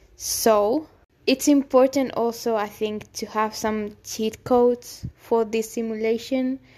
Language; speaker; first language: English; non-native, fluent; Spanish